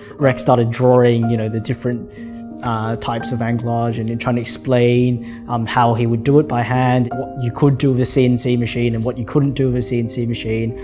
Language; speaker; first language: English; native; English